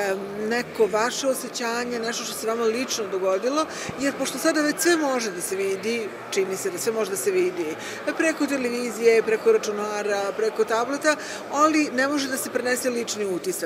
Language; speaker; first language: Serbian; native; Serbian